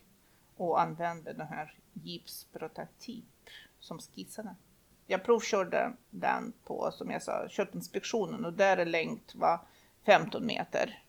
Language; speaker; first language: Swedish; non-native, fluent; Russian